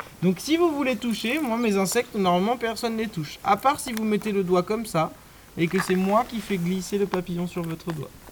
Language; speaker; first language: French; native; French